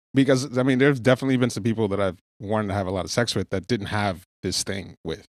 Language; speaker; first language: English; early bilingual, other home language; Yoruba